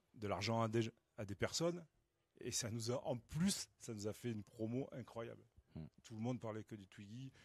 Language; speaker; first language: French; native; French